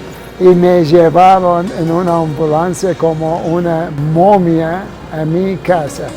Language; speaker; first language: Spanish; non-native, fluent; Arabic